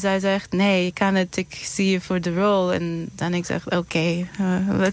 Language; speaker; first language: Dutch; non-native, learner; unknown